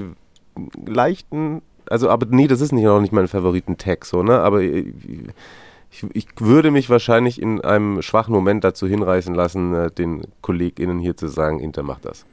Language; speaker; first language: German; native; German